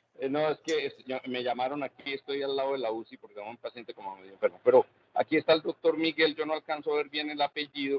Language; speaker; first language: Spanish; native; Spanish